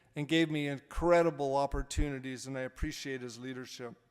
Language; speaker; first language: English; native; English